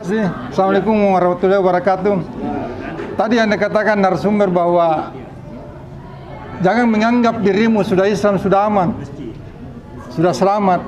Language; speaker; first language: Indonesian; native; Indonesian